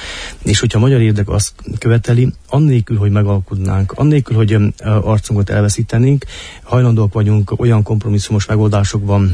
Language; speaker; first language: Hungarian; native; Hungarian